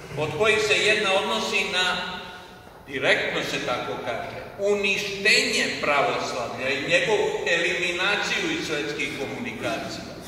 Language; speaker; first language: Serbian; non-native, fluent; Greek